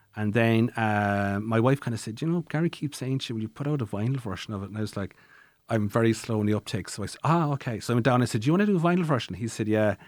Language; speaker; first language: English; native; English